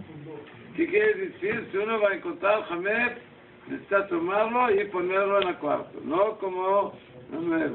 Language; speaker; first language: Spanish; non-native, fluent; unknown